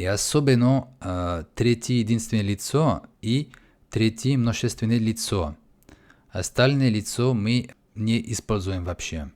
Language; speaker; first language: Russian; non-native, fluent; French